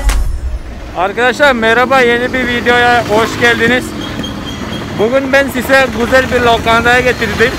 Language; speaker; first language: Turkish; non-native, fluent; Malayalam